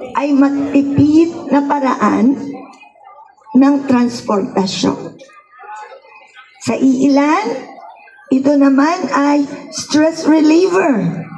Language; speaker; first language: Filipino; native; Filipino